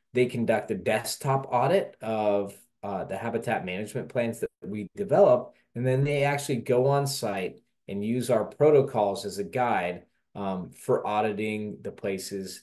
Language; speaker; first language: English; native; English